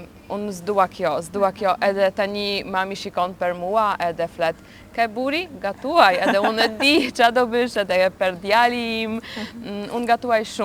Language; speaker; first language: Albanian; non-native, learner; Polish